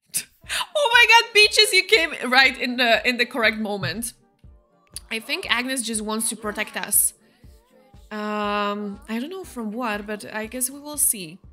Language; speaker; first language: English; non-native, fluent; Slovak